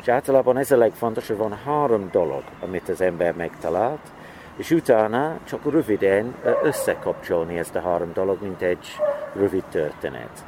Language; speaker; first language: Hungarian; non-native, learner; English